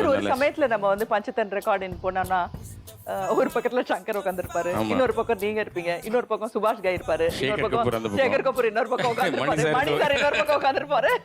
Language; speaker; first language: Tamil; native; Tamil